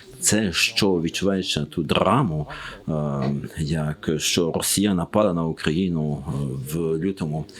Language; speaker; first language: Ukrainian; non-native, learner; French